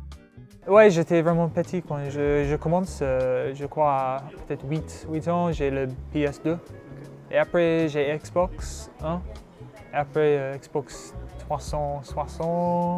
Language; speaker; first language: French; non-native, learner; English